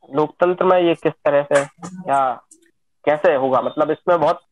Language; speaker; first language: Hindi; native; Hindi